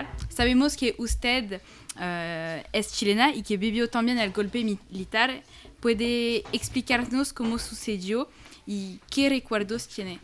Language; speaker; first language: Spanish; non-native, learner; French